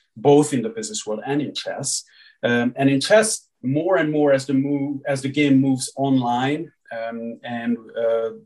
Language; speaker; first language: English; early bilingual, other home language; Hungarian